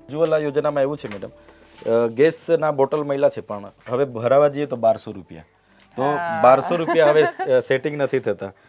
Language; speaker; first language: Gujarati; non-native, local second language; Vasavi